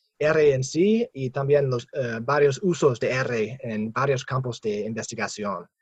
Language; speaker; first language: Spanish; non-native, fluent; English